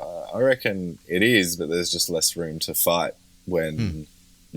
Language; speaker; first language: English; native; English